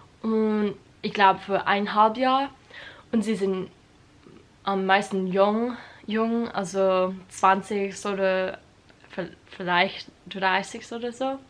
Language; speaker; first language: German; non-native, learner; English